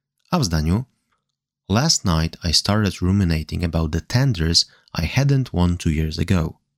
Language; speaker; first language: English; non-native, fluent; Polish